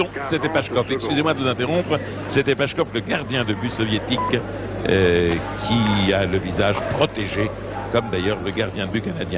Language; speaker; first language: French; native; French